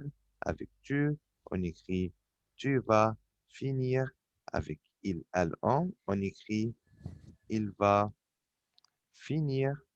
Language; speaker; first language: French; non-native, fluent; Arabic